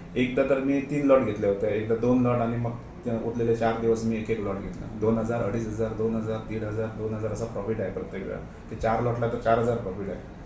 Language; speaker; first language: Marathi; non-native, local second language; Konkani